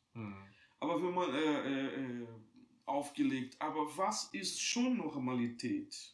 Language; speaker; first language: German; non-native, fluent; Portuguese